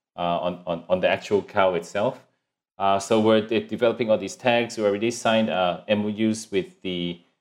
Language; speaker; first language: English; non-native, local second language; Cantonese